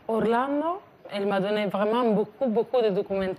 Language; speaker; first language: French; non-native, learner; Italian